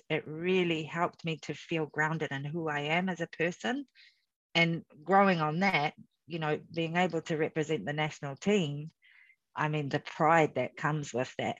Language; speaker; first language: English; native; English